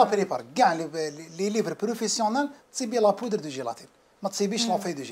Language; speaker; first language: Arabic; native; Arabic